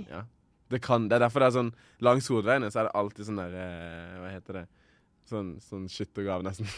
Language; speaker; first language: Norwegian; early bilingual, other home language; Kinyarwanda